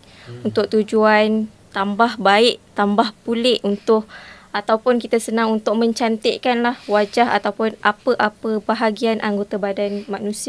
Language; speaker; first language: Malay; native; Malay